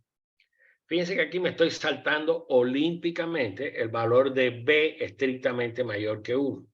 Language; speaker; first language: Spanish; native; Spanish